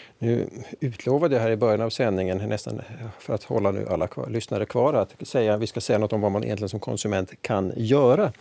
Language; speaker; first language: Swedish; native; Swedish